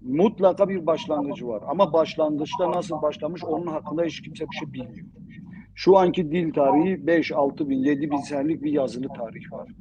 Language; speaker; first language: Turkish; non-native, local second language; Zaza